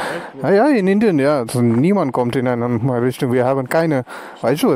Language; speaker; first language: German; non-native, learner; Telugu